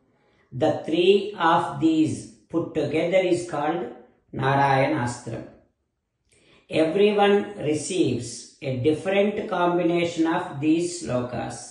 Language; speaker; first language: English; non-native, local second language; Telugu